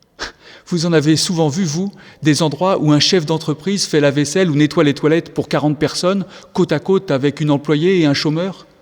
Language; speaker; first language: French; native; French